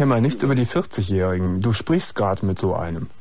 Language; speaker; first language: German; native; German